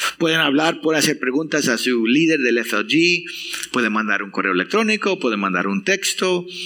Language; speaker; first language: Spanish; non-native, fluent; English